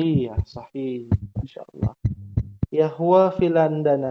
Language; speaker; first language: Arabic; non-native, fluent; Indonesian